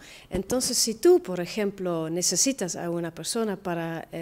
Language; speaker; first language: Spanish; non-native, fluent; Dutch